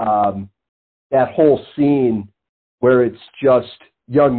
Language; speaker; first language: English; native; English